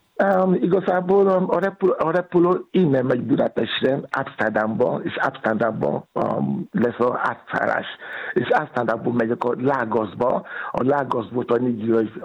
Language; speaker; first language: Hungarian; non-native, fluent; Yoruba